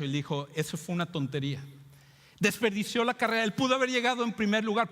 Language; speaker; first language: Spanish; native; Spanish